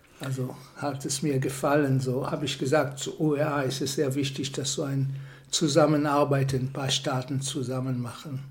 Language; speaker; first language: German; non-native, fluent; Hebrew